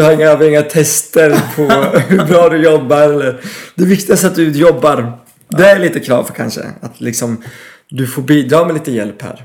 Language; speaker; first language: Swedish; non-native, fluent; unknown